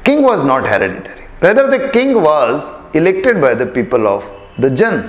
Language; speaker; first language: English; non-native, local second language; Hindi